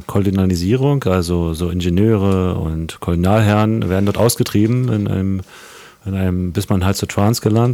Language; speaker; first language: German; native; German